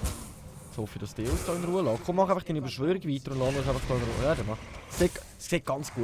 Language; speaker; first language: German; native; German